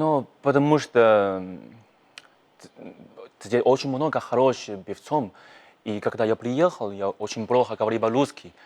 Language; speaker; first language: Russian; non-native, learner; Chinese